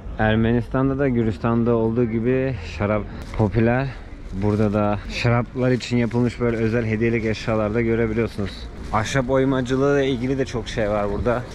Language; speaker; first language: Turkish; native; Turkish